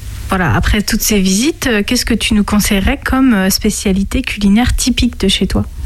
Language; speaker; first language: French; native; French